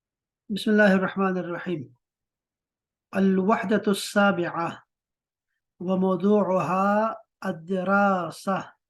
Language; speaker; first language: Arabic; non-native, fluent; Urdu